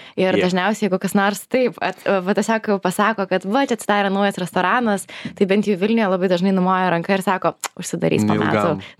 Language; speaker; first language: Lithuanian; native; Lithuanian